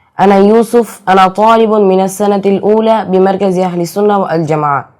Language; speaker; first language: Arabic; non-native, learner; Bangla